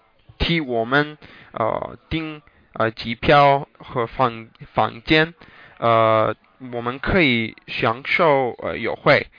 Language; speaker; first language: Chinese; non-native, learner; English